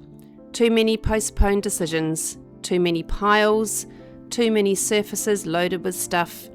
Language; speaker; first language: English; native; English